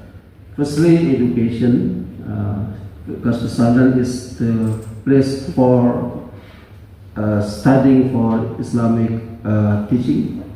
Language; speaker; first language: English; non-native, learner; Indonesian